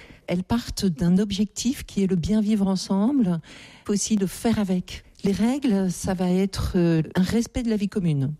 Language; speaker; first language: French; native; French